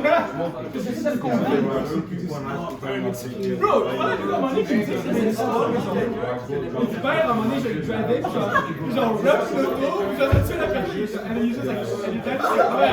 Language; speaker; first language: French; native; French